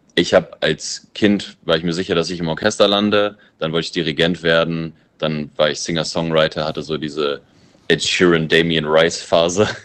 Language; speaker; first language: German; early bilingual, other home language; English